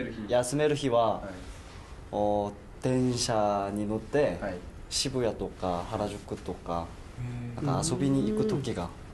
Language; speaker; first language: Japanese; non-native, learner; Korean